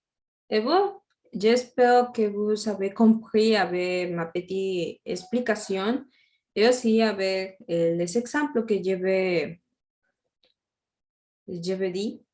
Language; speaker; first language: French; non-native, learner; Spanish